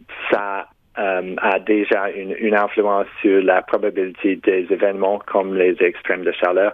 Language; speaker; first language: French; non-native, local second language; English